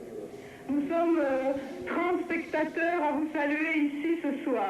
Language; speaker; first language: French; non-native, fluent; Russian